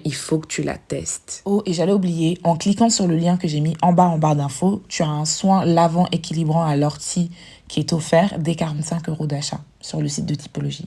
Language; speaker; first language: French; native; French